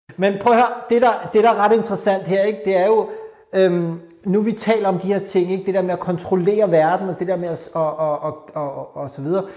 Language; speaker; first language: Danish; early bilingual, other home language; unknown